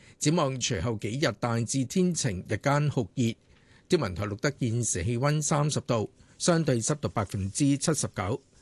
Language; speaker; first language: Cantonese; native; Cantonese